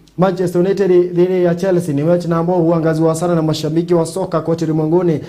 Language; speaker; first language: Swahili; non-native, local second language; Kikuyu